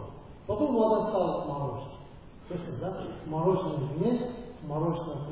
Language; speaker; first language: Russian; non-native, learner; Tibetan